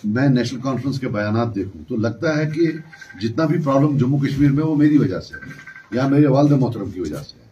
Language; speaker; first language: Urdu; non-native, local second language; Kashmiri